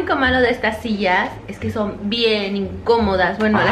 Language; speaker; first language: Spanish; native; Spanish